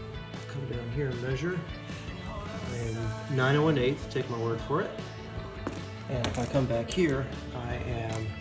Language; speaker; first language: English; native; English